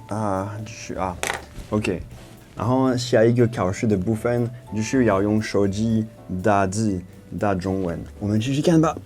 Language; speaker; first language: Chinese; non-native, fluent; French